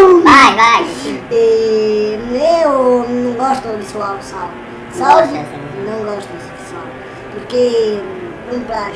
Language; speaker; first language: Portuguese; non-native, learner; Italian